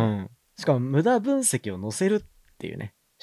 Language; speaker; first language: Japanese; native; Japanese